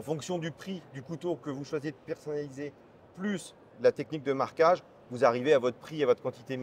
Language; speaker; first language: French; native; French